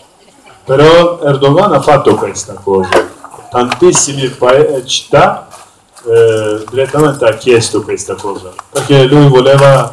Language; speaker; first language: Italian; non-native, learner; Kurdish